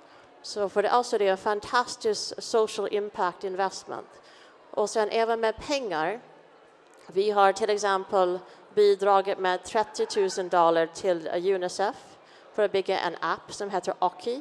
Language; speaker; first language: Swedish; non-native, fluent; English